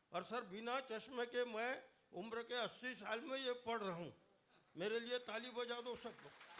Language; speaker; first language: Hindi; non-native, local second language; Marathi